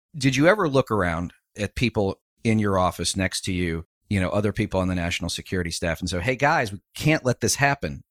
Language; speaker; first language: English; native; English